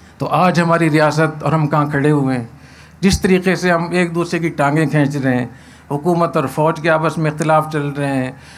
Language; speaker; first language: Urdu; native; Urdu